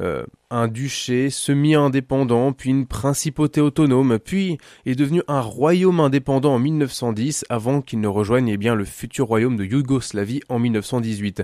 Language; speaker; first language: French; native; French